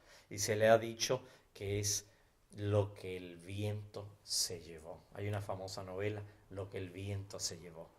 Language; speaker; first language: Spanish; native; Spanish